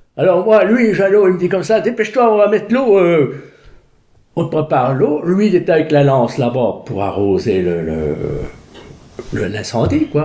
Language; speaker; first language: French; native; French